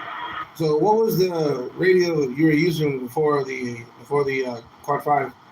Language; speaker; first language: English; native; English